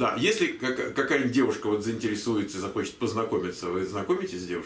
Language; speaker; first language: Russian; native; Russian